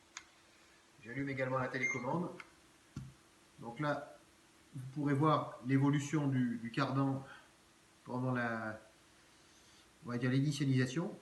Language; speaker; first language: French; native; French